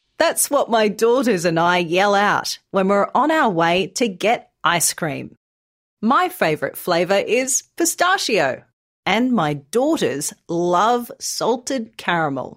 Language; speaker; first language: English; native; English